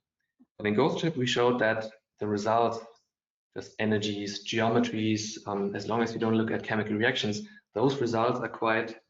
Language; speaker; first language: English; non-native, fluent; German